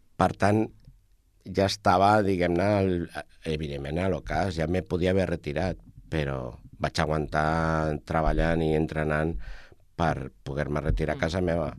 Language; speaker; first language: Catalan; native; Catalan